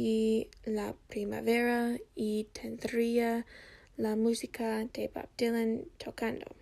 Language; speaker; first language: Spanish; non-native, learner; English